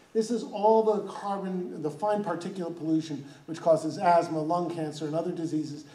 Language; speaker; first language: English; native; English